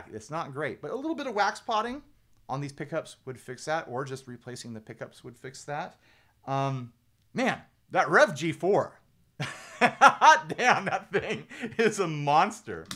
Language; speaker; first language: English; native; English